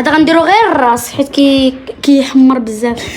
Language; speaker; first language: Arabic; native; Arabic